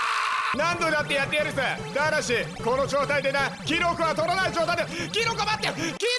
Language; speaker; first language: Japanese; native; Japanese